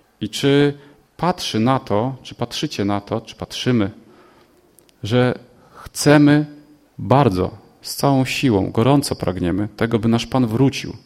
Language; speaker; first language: Polish; native; Polish